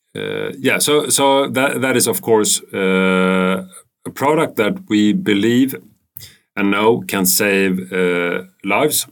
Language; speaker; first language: English; non-native, fluent; Swedish